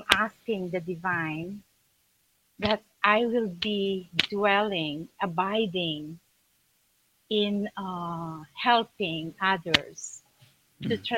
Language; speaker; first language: English; non-native, local second language; Filipino